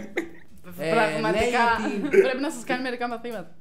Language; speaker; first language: Greek; native; Greek